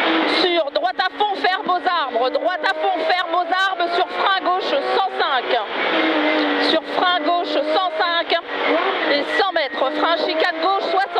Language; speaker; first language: French; native; French